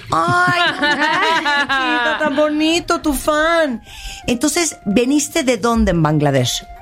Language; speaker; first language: Spanish; native; Spanish